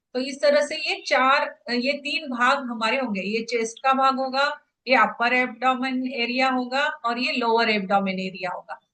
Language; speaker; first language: Hindi; non-native, local second language; Marathi